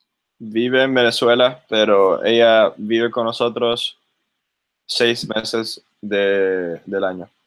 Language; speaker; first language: Spanish; early bilingual, other home language; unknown